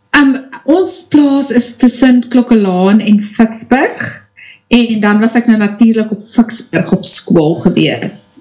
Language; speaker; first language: Afrikaans; native; Afrikaans